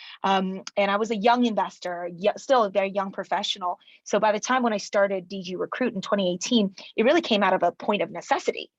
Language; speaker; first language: English; early bilingual, other home language; Chinese